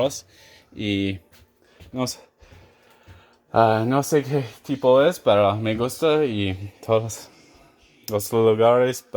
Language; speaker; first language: Spanish; non-native, learner; English